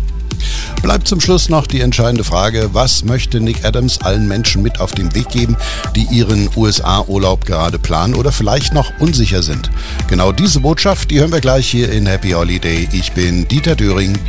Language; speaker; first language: German; native; German